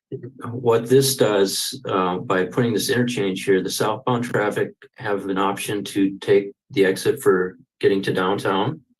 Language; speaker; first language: English; native; English